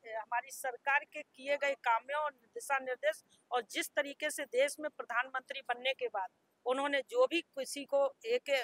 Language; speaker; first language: Hindi; native; Hindi